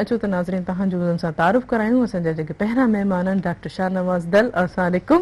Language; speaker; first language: Sindhi; native; Sindhi